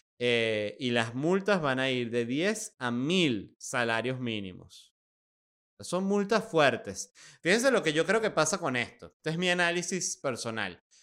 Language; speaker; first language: Spanish; native; Spanish